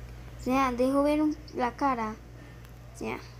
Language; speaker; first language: Spanish; native; Spanish